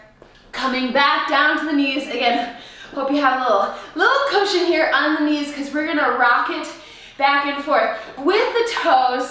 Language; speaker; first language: English; native; English